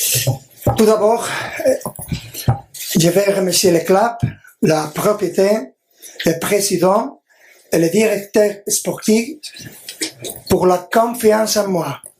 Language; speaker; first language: French; non-native, learner; Spanish